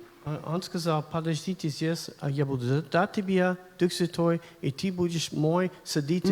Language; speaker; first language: Russian; non-native, learner; English